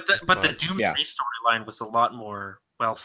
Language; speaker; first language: English; native; English